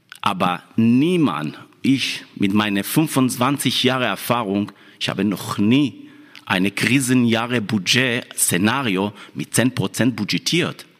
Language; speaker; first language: German; non-native, fluent; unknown